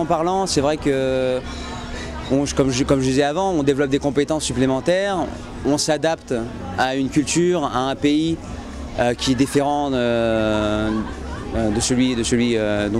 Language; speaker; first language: French; native; French